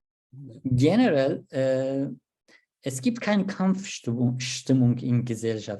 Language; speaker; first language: German; non-native, learner; Turkish